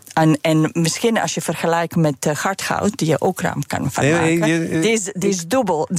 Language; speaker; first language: Dutch; non-native, fluent; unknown